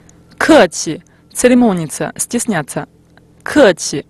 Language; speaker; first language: Russian; non-native, fluent; Chinese